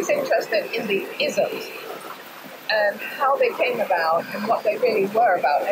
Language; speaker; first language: English; non-native, local second language; Cantonese